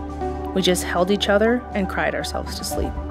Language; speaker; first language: English; native; English